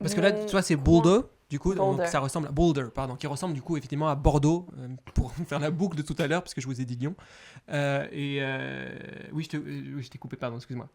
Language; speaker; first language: French; native; French